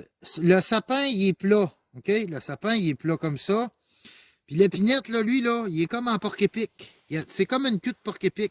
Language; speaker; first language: French; native; French